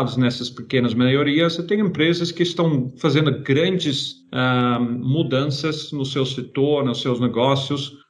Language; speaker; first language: Portuguese; non-native, fluent; Dutch